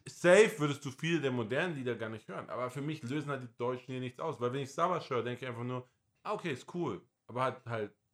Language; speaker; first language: German; non-native, fluent; English